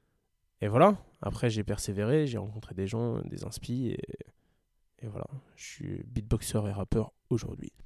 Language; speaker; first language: French; native; French